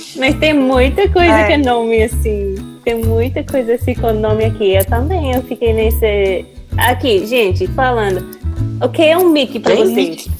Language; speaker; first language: Portuguese; non-native, fluent; English